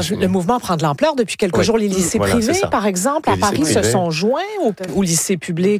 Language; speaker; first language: French; native; French